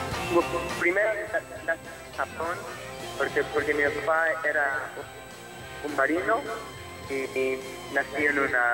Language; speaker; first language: Spanish; early bilingual, heritage; English